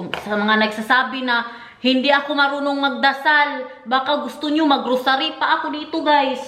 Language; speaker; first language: Filipino; non-native, local second language; Cebuano